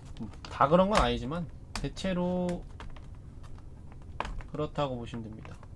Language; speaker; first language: Korean; native; Korean